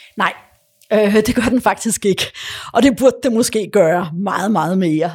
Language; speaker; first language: Danish; early bilingual, other home language; Polish